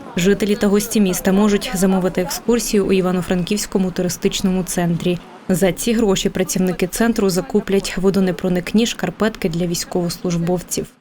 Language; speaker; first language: Ukrainian; native; Ukrainian